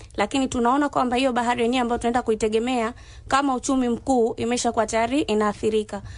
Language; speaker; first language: Swahili; native; Swahili